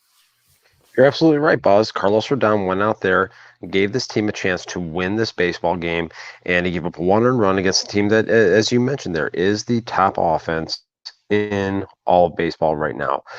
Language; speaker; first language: English; native; English